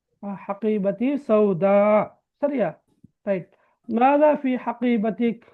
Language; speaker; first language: Arabic; non-native, fluent; Tamil